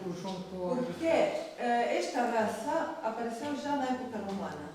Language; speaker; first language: Portuguese; non-native, fluent; Croatian